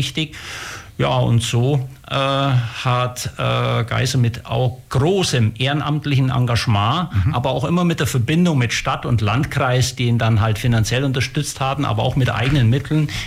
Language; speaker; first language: German; native; German